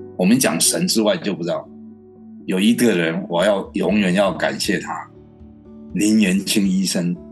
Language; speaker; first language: Chinese; native; Chinese